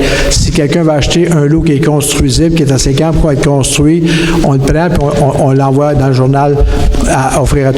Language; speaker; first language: French; native; French